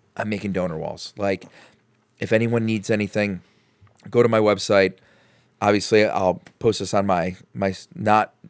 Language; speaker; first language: English; native; English